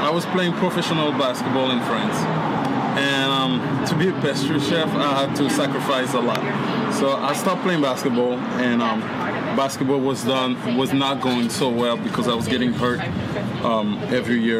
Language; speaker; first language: English; non-native, fluent; French